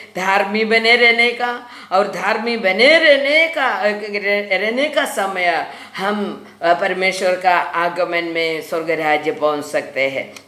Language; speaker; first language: Hindi; non-native, local second language; Malayalam